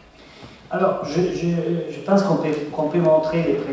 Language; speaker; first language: French; non-native, fluent; Italian